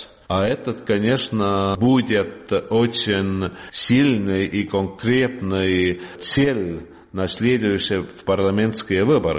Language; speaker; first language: Russian; non-native, learner; Estonian